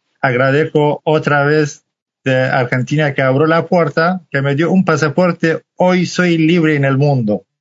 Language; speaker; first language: Spanish; non-native, fluent; Kurdish